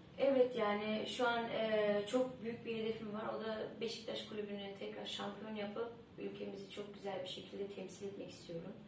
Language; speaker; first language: Turkish; early bilingual, heritage; Turkish